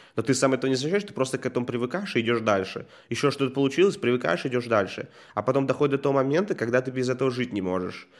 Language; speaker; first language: Russian; native; Russian